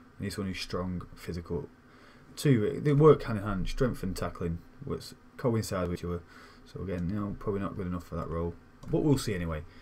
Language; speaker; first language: English; native; English